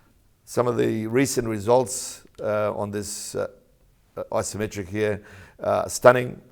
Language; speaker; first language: English; native; English